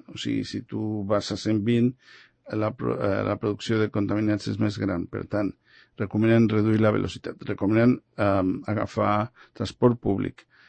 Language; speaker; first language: Catalan; non-native, local second language; Spanish